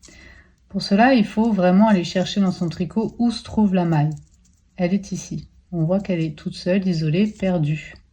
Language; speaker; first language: French; native; French